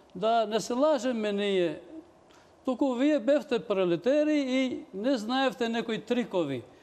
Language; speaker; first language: Macedonian; non-native, local second language; Albanian